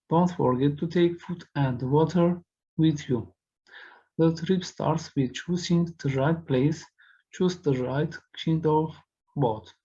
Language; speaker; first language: English; non-native, fluent; Turkish